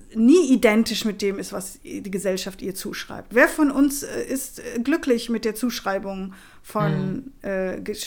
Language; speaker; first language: German; non-native, fluent; Spanish